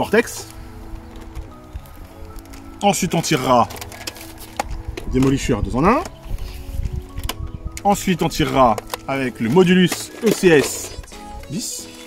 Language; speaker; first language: French; native; French